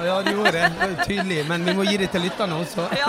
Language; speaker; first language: Norwegian; native; Norwegian